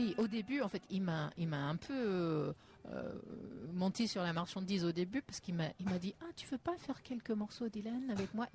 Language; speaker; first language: French; non-native, fluent; English